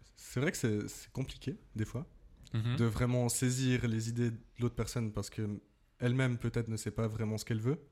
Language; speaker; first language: French; native; French